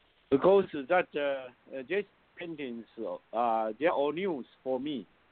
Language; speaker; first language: English; non-native, learner; Chinese